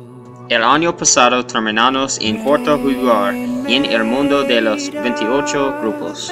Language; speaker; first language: Spanish; non-native, learner; English